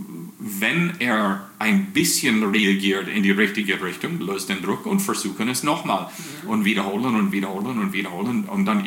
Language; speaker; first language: German; non-native, fluent; English